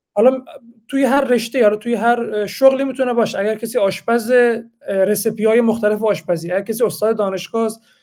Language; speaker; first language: Persian; native; Persian